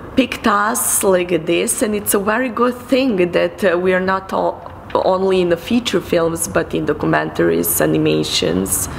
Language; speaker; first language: English; non-native, fluent; Serbian